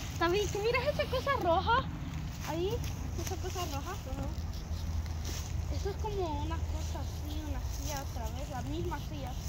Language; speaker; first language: Spanish; early bilingual, heritage; Spanish